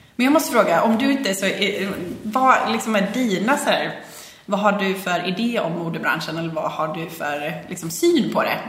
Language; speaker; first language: Swedish; native; Swedish